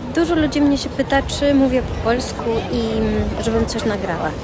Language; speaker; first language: Spanish; early bilingual, other home language; Polish